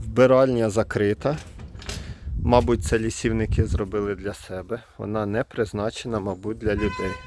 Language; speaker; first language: Ukrainian; native; Ukrainian